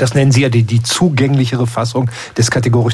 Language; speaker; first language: German; native; German